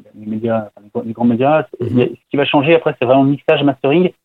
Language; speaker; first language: French; native; French